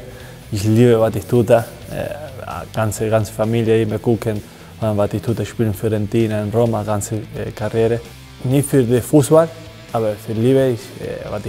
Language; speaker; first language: German; non-native, learner; Spanish